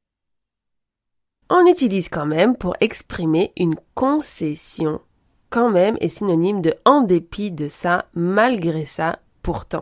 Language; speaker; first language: French; native; French